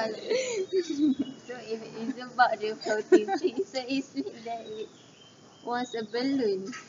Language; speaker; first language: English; non-native, learner; Malay